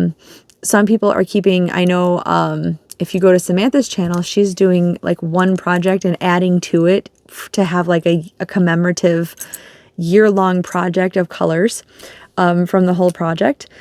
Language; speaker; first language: English; native; English